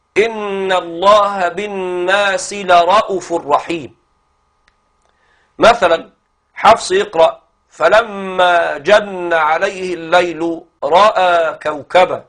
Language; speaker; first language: Arabic; native; Arabic